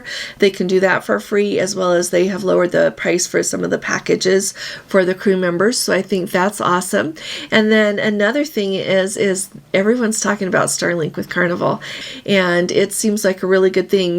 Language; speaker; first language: English; native; English